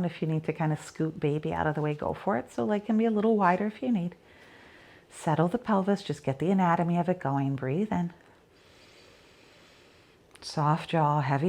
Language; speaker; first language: English; native; English